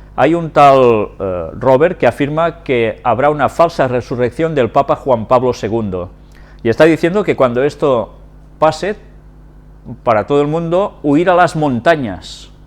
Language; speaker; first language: Spanish; non-native, local second language; Catalan